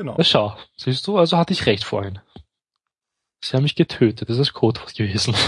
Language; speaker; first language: German; native; German